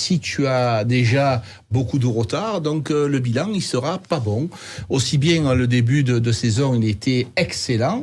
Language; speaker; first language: French; native; French